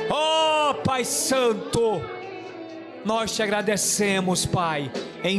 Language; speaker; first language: Portuguese; native; Portuguese